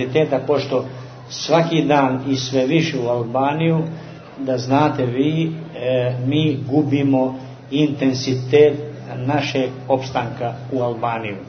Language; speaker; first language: Serbian; early bilingual, heritage; Serbian